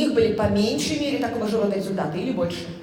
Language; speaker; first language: Russian; native; Russian